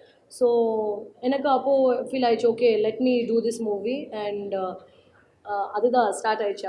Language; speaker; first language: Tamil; non-native, learner; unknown